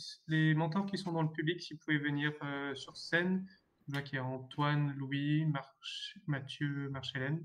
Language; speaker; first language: French; native; French